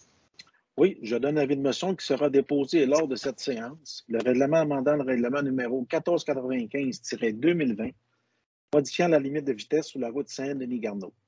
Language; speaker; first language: French; native; French